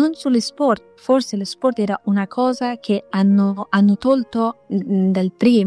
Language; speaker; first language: Italian; non-native, fluent; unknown